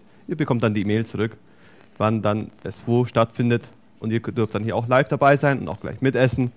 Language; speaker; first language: German; native; German